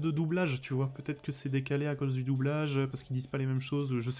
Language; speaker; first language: French; native; French